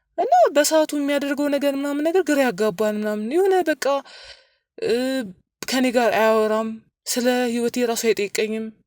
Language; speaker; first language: Amharic; native; Amharic